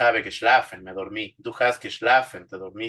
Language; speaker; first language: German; non-native, fluent; Spanish